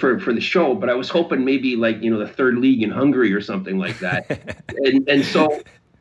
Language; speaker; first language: English; native; English